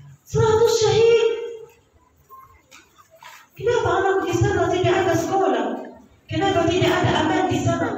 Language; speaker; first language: Indonesian; non-native, learner; Arabic